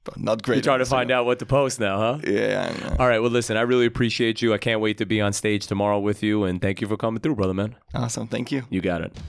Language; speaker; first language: English; non-native, fluent; Hebrew